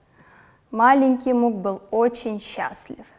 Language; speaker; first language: Russian; non-native, local second language; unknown